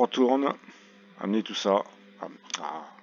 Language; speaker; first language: French; native; French